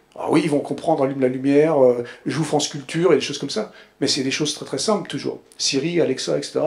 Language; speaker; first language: French; native; French